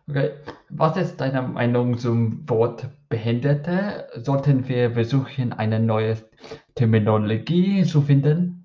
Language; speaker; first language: German; non-native, learner; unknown